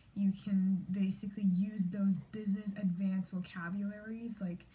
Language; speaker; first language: English; early bilingual, other home language; Chinese